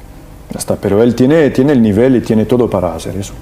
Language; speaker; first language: Spanish; non-native, fluent; French